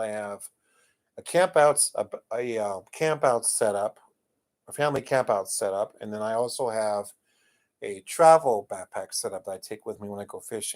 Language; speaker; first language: English; native; English